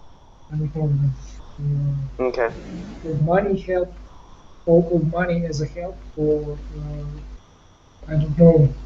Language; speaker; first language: English; non-native, fluent; Ukrainian